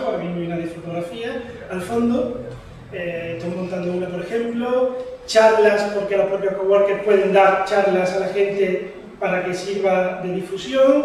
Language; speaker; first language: Spanish; native; Spanish